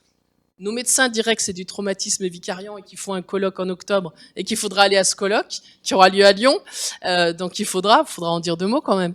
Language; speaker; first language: French; native; French